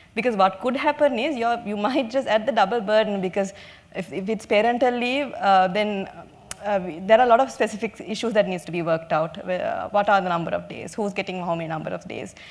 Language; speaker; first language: English; non-native, local second language; Sinhala